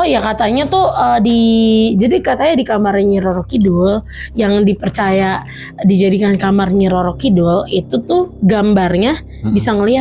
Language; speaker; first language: Indonesian; native; Indonesian